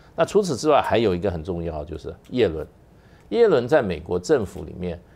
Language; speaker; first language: Chinese; native; Chinese